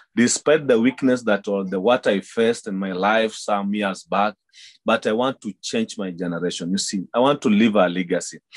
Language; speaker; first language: English; non-native, local second language; Luyia